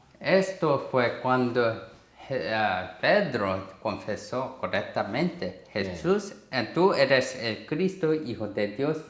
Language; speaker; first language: Spanish; non-native, learner; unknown